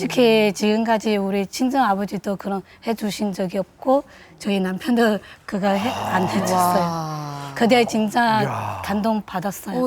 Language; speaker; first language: Korean; non-native, learner; Chinese